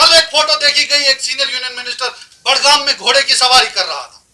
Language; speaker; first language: Hindi; non-native, local second language; Kashmiri